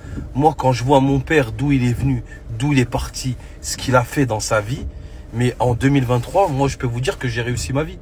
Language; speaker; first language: French; native; French